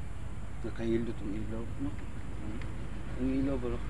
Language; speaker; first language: Filipino; non-native, local second language; Surigaonon